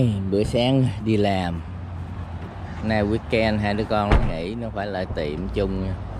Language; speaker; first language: Vietnamese; native; Vietnamese